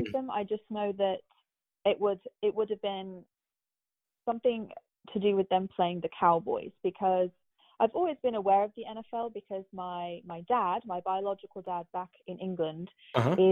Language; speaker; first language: English; native; English